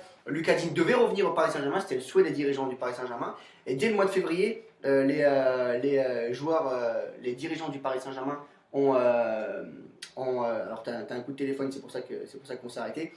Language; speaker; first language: French; native; French